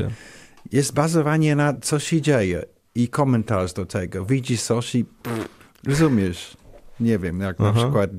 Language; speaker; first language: Polish; non-native, learner; English